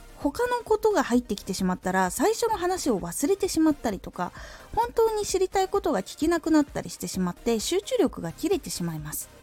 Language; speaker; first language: Japanese; native; Japanese